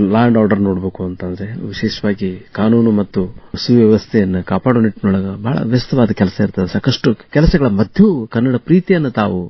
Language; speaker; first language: Kannada; native; Kannada